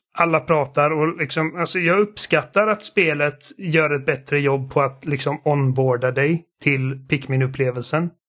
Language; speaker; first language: Swedish; early bilingual, other home language; German